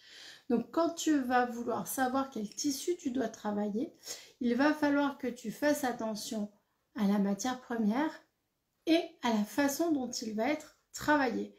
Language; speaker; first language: French; native; French